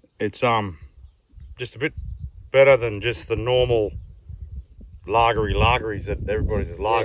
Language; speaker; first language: English; native; English